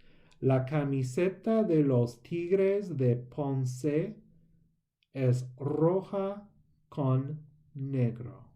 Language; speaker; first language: Spanish; non-native, fluent; English